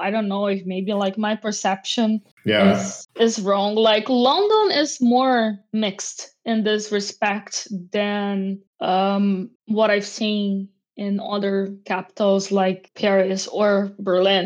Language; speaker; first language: English; non-native, fluent; Portuguese